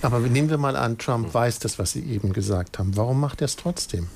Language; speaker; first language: German; native; German